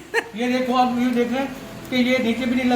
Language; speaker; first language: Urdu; non-native, local second language; Punjabi